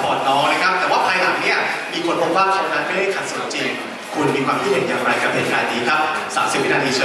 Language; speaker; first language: Thai; native; Thai